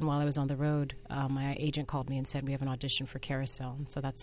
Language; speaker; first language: English; native; English